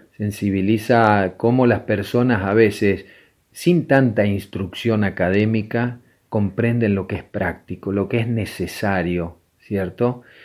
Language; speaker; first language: Spanish; native; Spanish